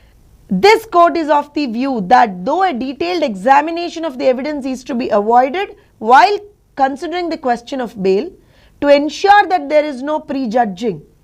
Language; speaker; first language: English; non-native, local second language; Telugu